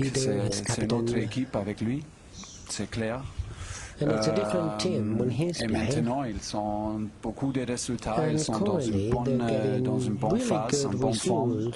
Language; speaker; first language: French; non-native, fluent; German